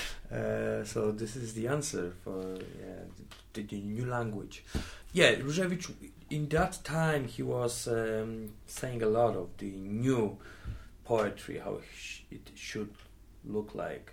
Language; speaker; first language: English; non-native, fluent; Polish